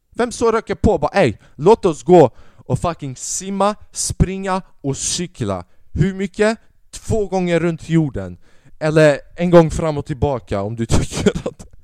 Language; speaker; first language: Swedish; early bilingual, other home language; Albanian